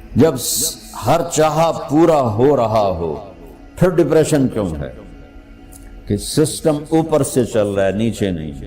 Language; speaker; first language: Urdu; non-native, local second language; Punjabi